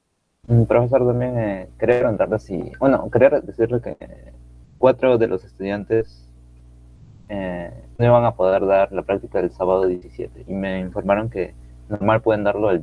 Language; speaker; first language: Spanish; native; Spanish